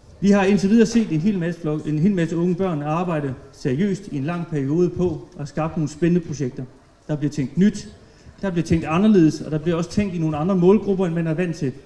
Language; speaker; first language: Danish; native; Danish